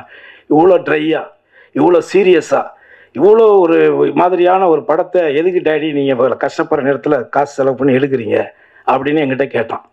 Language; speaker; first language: Tamil; native; Tamil